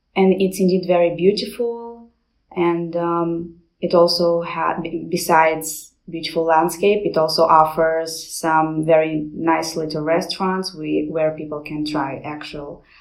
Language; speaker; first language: English; non-native, fluent; Romanian